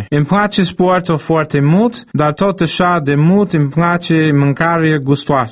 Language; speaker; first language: Romanian; non-native, fluent; English